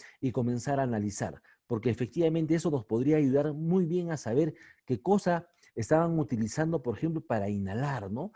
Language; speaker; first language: Spanish; native; Spanish